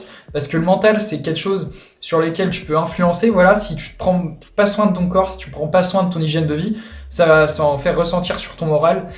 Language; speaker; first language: French; native; French